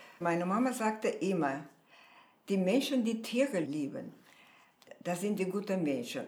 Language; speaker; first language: German; non-native, fluent; Armenian